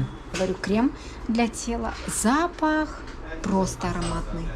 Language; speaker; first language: Russian; native; Russian